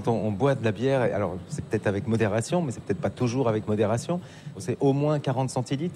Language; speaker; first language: French; native; French